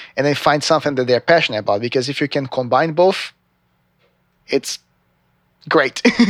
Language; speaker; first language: English; non-native, fluent; Portuguese